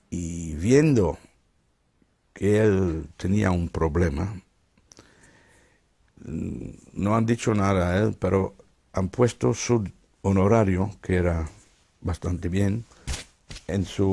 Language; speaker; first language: Spanish; non-native, fluent; Dutch